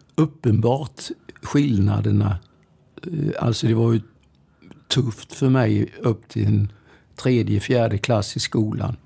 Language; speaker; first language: Swedish; early bilingual, other home language; German